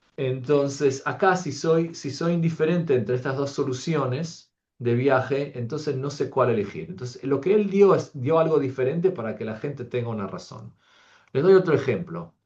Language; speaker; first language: Spanish; early bilingual, heritage; Spanish